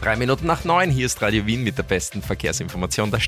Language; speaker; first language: German; native; German